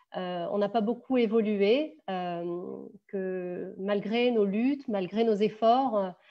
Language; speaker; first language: French; native; French